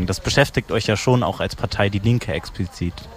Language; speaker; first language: German; native; German